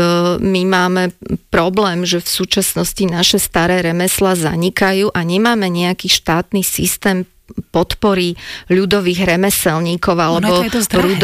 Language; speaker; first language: Slovak; native; Slovak